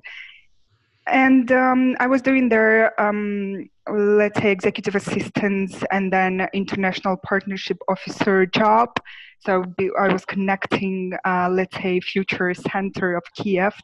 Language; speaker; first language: English; non-native, fluent; Ukrainian